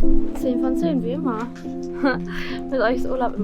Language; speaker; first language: German; native; German